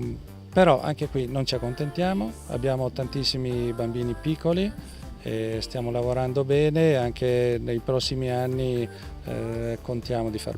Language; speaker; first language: Italian; native; Italian